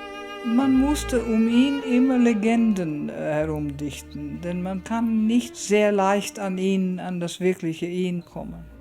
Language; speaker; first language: German; early bilingual, heritage; German